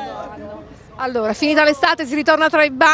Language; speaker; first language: Italian; native; Italian